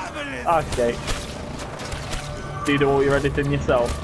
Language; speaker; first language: English; native; English